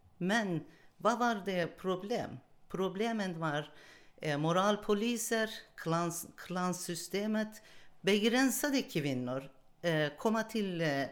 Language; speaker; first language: Swedish; non-native, learner; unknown